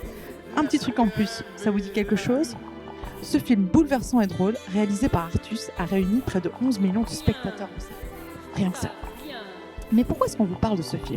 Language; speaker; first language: French; native; French